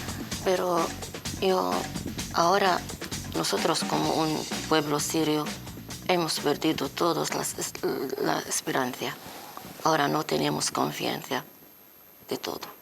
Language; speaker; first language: Spanish; non-native, learner; Arabic